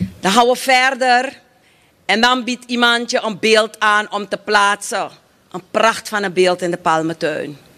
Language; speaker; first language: Dutch; native; Dutch